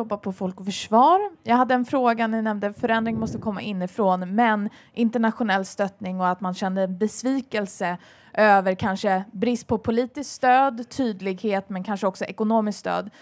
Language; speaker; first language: Swedish; native; Swedish